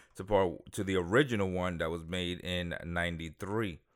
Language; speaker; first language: English; native; English